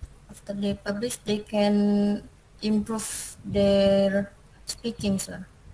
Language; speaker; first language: English; non-native, learner; Indonesian